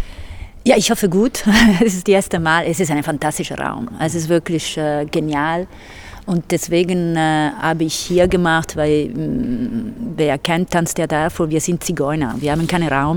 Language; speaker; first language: German; non-native, fluent; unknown